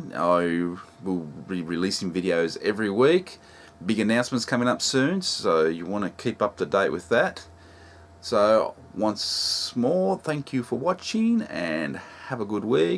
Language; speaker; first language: English; native; English